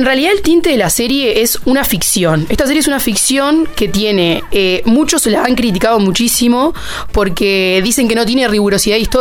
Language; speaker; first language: Spanish; native; Spanish